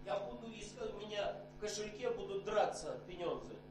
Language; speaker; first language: Polish; non-native, learner; Russian